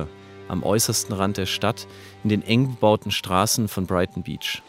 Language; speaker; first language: German; native; German